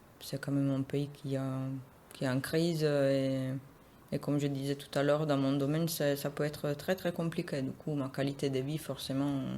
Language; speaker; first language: French; non-native, fluent; Italian